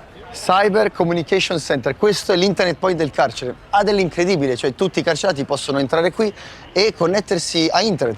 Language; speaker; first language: Italian; native; Italian